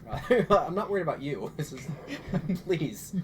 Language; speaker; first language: English; native; English